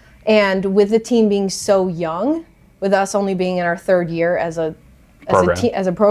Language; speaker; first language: English; native; English